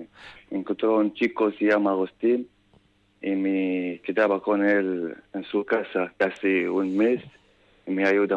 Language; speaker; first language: Spanish; non-native, learner; Arabic